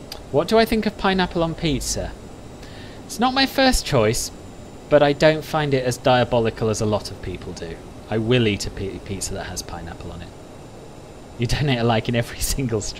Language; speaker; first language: English; native; English